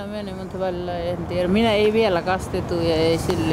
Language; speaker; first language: Finnish; non-native, learner; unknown